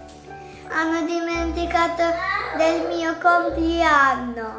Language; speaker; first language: Italian; early bilingual, other home language; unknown